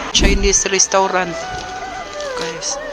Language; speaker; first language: English; non-native, local second language; Filipino